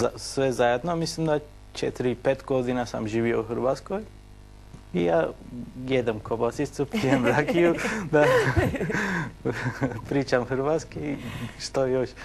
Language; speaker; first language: Bosnian; non-native, learner; Turkish